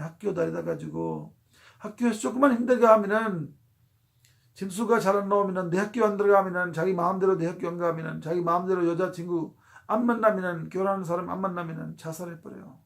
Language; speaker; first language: Korean; non-native, fluent; Urdu